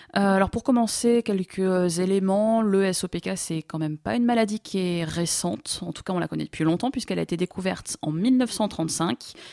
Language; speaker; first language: French; native; French